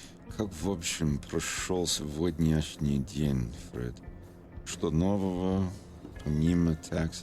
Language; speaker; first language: Russian; non-native, learner; English